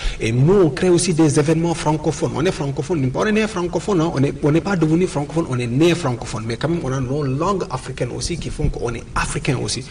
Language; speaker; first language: French; non-native, local second language; Wolof